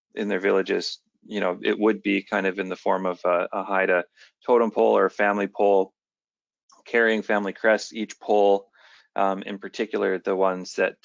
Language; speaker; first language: English; native; English